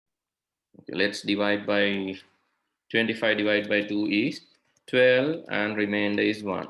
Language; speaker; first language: English; non-native, local second language; Sinhala